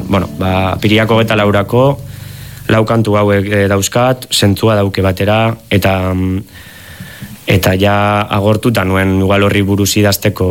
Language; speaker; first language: Basque; native; Basque